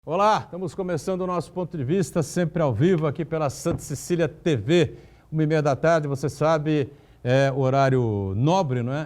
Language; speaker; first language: Portuguese; native; Portuguese